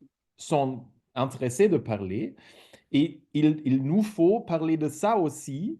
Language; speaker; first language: French; non-native, fluent; German